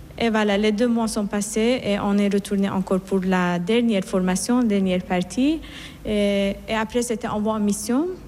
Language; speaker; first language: French; non-native, fluent; Persian